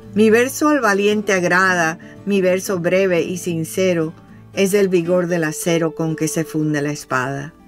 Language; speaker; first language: Spanish; native; Spanish